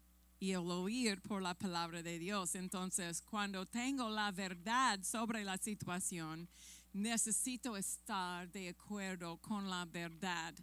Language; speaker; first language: Spanish; non-native, fluent; English